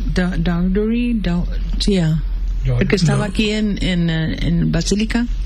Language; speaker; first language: Spanish; early bilingual, heritage; Spanish